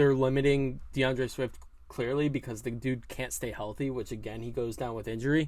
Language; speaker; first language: English; native; English